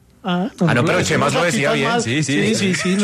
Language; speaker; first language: Spanish; native; Spanish